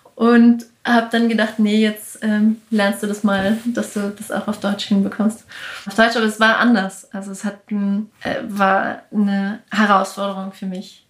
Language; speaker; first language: German; native; German